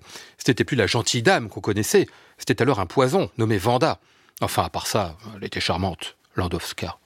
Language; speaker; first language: French; native; French